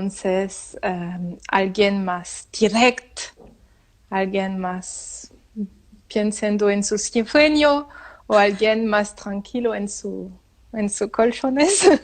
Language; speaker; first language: Spanish; non-native, learner; French